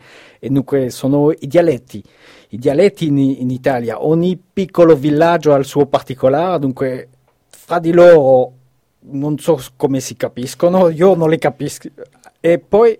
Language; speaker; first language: Italian; non-native, fluent; French